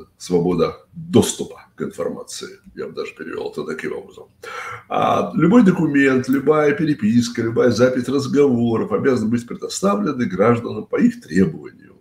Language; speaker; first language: Russian; native; Russian